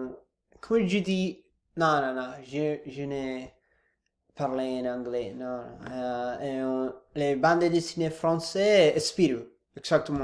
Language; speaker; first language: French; non-native, learner; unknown